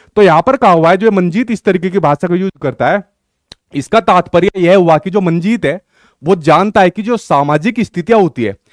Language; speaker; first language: Hindi; native; Hindi